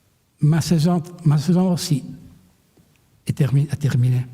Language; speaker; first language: French; non-native, fluent; Italian